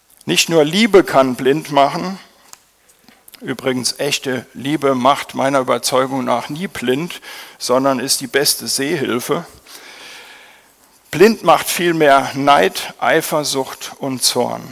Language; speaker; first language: German; native; German